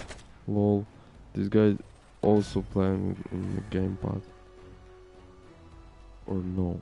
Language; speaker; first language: English; non-native, learner; Ukrainian